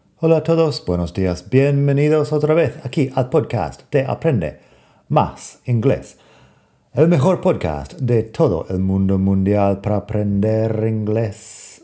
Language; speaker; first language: Spanish; non-native, fluent; English